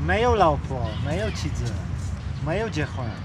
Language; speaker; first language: Chinese; non-native, learner; Polish